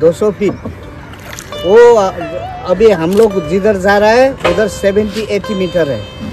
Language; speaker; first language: Hindi; non-native, learner; Nepali